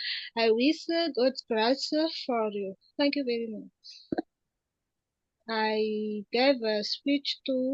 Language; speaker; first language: English; non-native, learner; Malagasy